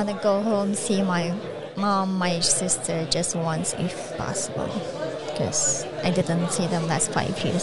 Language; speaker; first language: English; non-native, learner; Chinese